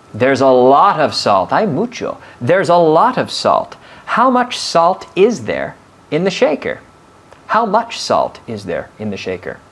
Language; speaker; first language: English; non-native, fluent; Spanish